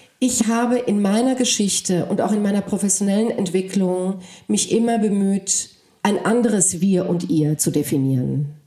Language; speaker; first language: German; early bilingual, other home language; Polish